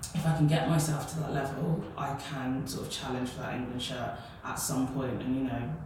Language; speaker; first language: English; native; English